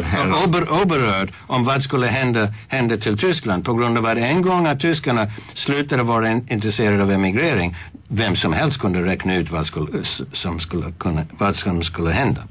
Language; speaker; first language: Swedish; non-native, fluent; English